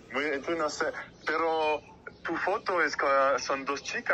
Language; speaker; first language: Spanish; non-native, fluent; French